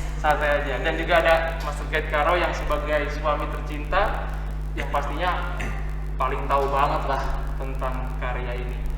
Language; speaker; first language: Indonesian; native; Indonesian